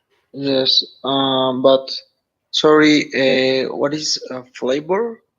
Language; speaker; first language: English; non-native, learner; Spanish